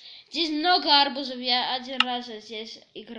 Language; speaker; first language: Russian; early bilingual, heritage; Russian